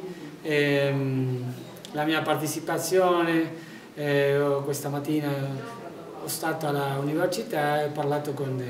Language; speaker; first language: Italian; non-native, learner; Spanish